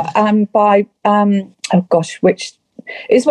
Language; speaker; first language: English; native; English